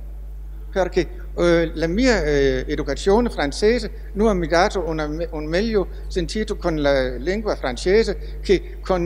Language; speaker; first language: Italian; non-native, fluent; Danish